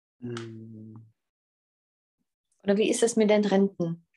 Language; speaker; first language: German; non-native, fluent; Czech